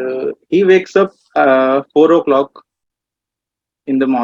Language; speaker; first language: English; non-native, learner; Hindi